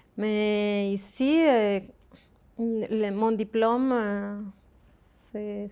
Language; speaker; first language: French; non-native, fluent; Spanish